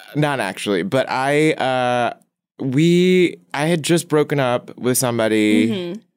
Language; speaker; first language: English; early bilingual, other home language; Korean